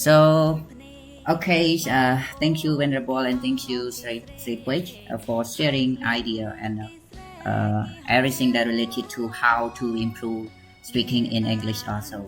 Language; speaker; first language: English; non-native, learner; Khmer